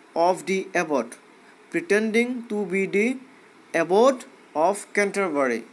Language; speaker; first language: English; non-native, local second language; Assamese